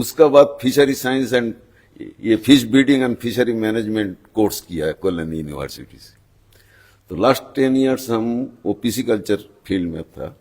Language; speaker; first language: Hindi; non-native, local second language; Bangla